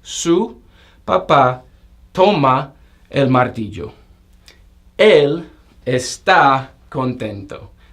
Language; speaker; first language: Spanish; non-native, fluent; English